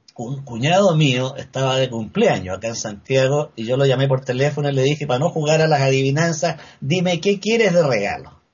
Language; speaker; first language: Spanish; native; Spanish